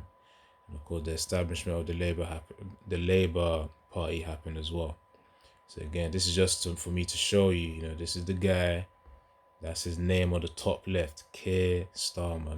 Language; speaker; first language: English; native; English